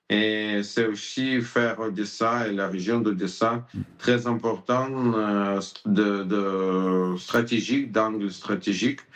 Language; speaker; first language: French; non-native, learner; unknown